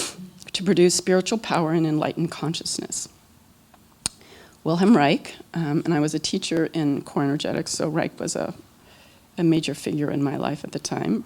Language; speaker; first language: English; native; English